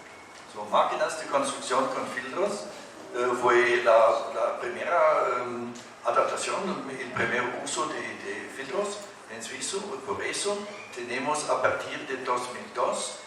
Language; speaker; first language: Spanish; non-native, fluent; German